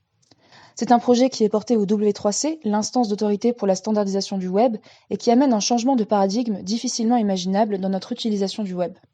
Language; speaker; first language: French; native; French